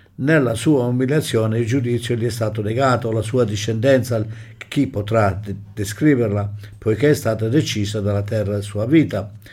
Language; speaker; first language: Italian; native; Italian